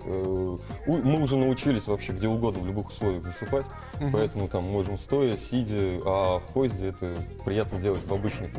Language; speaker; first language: Russian; native; Russian